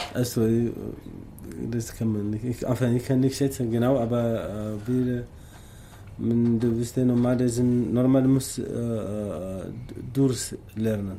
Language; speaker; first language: German; non-native, learner; Tamasheq